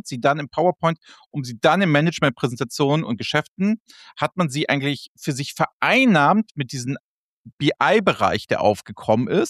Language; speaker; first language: German; native; German